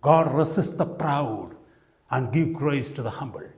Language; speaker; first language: English; non-native, local second language; Malayalam